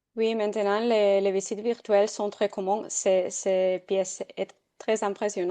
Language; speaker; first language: French; non-native, fluent; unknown